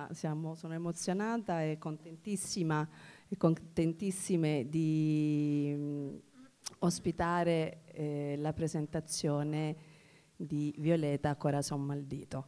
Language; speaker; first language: Italian; native; Italian